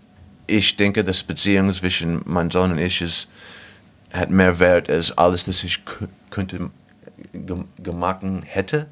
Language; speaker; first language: German; non-native, fluent; English